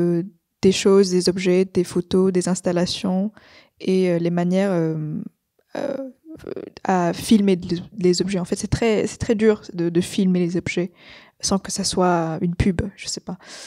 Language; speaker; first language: French; non-native, fluent; Vietnamese